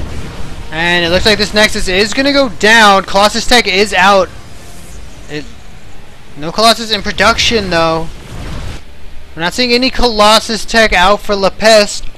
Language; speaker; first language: English; native; English